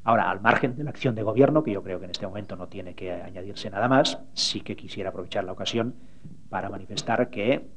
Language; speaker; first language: Spanish; non-native, local second language; Catalan